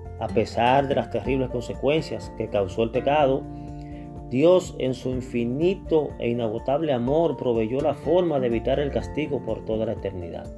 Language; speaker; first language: Spanish; native; Spanish